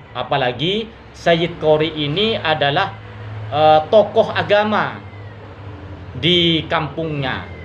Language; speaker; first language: Indonesian; non-native, local second language; Madurese